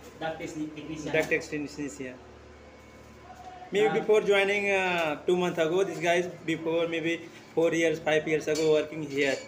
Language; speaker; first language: English; non-native, learner; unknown